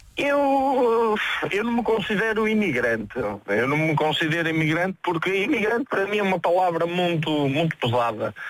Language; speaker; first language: Portuguese; native; Portuguese